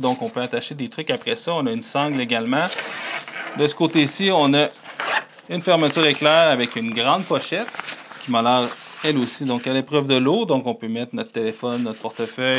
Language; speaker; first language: French; native; French